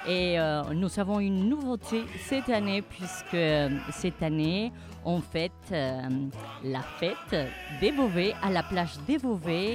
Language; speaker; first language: French; native; French